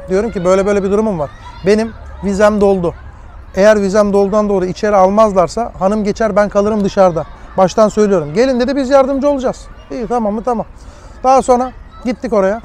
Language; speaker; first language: Turkish; early bilingual, heritage; Turkish